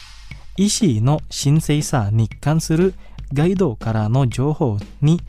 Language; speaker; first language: Japanese; non-native, fluent; Indonesian